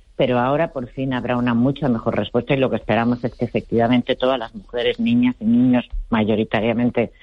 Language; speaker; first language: Spanish; native; Spanish